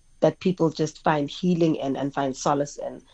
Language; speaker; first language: English; non-native, local second language; Xhosa